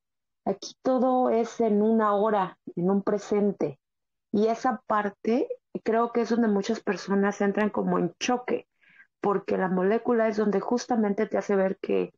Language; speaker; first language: Spanish; native; Spanish